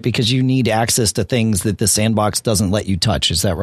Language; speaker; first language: English; native; English